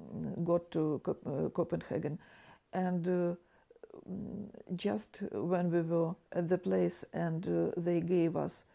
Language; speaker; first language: English; non-native, fluent; Ukrainian